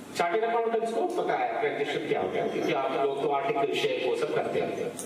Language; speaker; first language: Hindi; non-native, local second language; Tamil